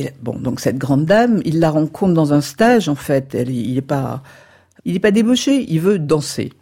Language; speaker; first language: French; native; French